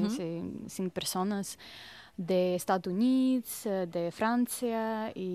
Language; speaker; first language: Spanish; non-native, fluent; Russian